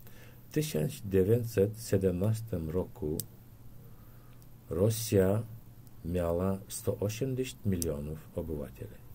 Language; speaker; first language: Polish; non-native, learner; Turkmen